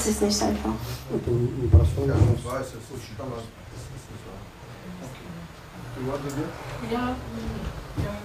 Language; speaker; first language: German; non-native, learner; Russian